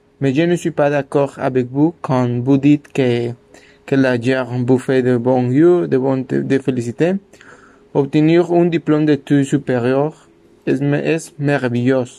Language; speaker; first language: French; non-native, learner; Spanish